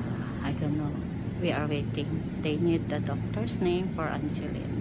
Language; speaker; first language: English; non-native, local second language; Filipino